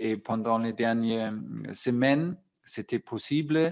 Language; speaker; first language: French; non-native, fluent; German